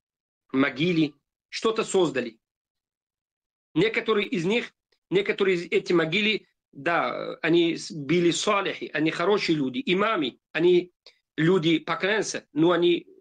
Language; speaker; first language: Russian; non-native, fluent; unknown